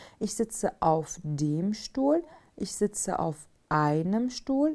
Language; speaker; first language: German; non-native, fluent; Turkish